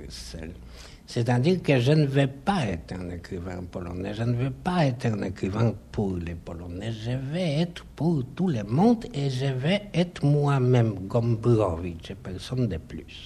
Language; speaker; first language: French; non-native, fluent; Polish